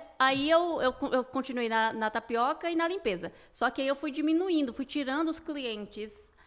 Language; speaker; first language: Portuguese; native; Portuguese